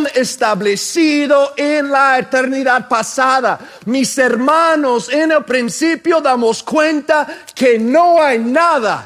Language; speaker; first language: Spanish; non-native, fluent; English